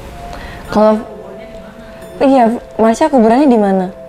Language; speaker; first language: Indonesian; native; Indonesian